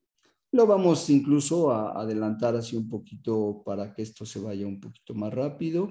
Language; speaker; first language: Spanish; native; Spanish